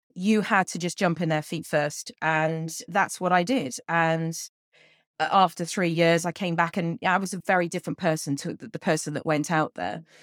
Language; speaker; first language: English; native; English